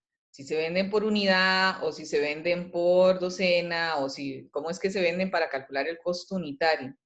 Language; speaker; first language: Spanish; native; Spanish